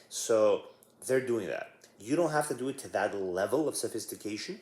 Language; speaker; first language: English; native; English